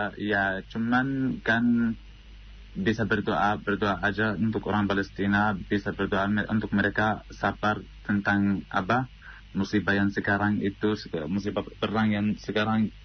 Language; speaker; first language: Indonesian; non-native, fluent; Arabic